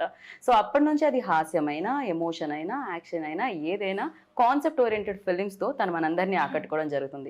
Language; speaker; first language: Telugu; native; Telugu